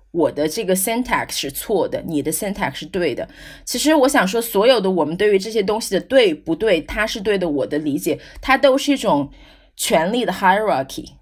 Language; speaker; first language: Chinese; native; Chinese